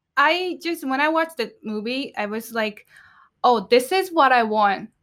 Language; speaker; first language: English; non-native, learner; Japanese